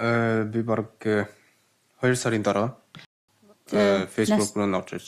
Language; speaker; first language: Mongolian; early bilingual, heritage; Mongolian